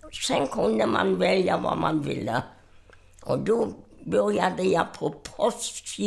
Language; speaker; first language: Swedish; non-native, fluent; German